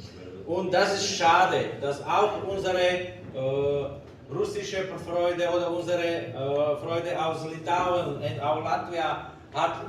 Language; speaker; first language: German; non-native, learner; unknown